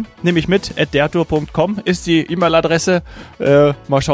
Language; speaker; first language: German; native; German